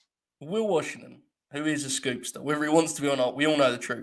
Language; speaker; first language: English; native; English